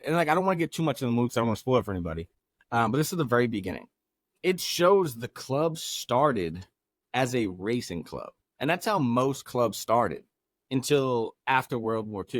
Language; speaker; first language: English; native; English